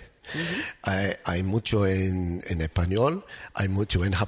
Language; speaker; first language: Spanish; non-native, fluent; English